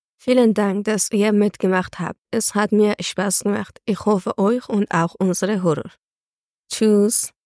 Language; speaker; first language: German; non-native, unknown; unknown